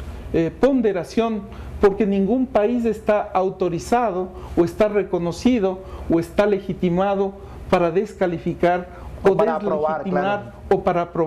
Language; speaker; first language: Spanish; native; Spanish